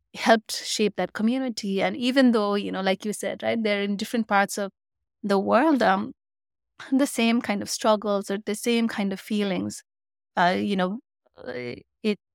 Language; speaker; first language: English; non-native, local second language; Nepali